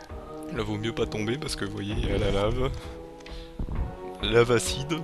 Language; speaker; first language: French; native; French